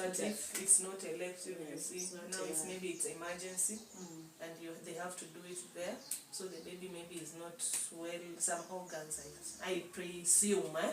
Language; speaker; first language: English; non-native, local second language; Swahili